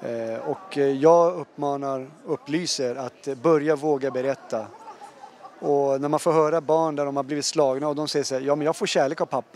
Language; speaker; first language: Swedish; early bilingual, other home language; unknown